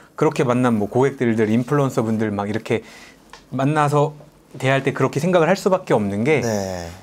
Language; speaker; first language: Korean; native; Korean